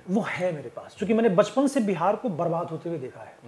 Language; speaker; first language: Hindi; native; Hindi